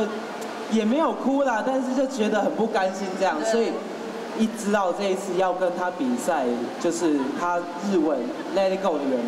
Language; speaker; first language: Chinese; native; Chinese